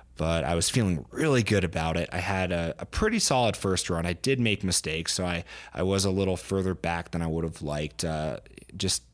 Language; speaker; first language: English; native; English